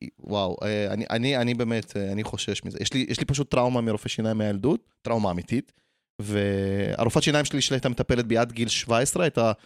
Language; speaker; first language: Hebrew; early bilingual, other home language; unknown